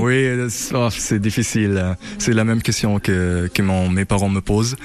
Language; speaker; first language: French; non-native, learner; German